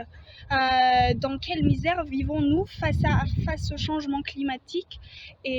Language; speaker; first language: French; non-native, local second language; Malagasy